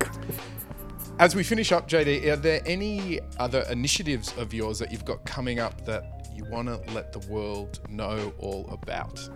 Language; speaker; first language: English; native; English